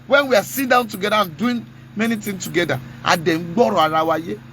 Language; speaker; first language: English; non-native, local second language; Yoruba